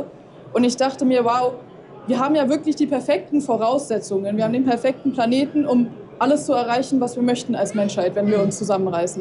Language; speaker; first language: German; native; German